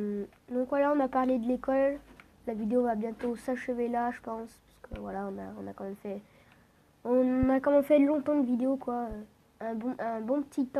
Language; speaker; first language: French; native; French